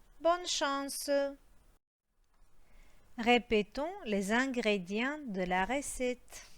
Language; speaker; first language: French; non-native, fluent; Croatian